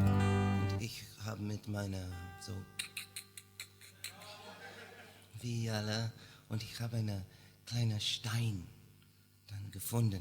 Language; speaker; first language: German; non-native, learner; English